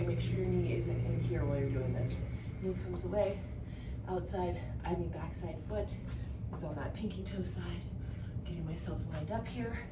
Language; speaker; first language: English; native; English